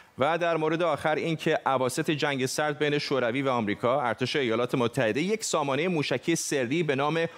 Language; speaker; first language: Persian; native; Persian